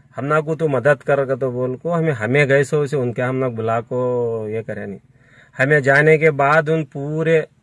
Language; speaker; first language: Hindi; non-native, local second language; Urdu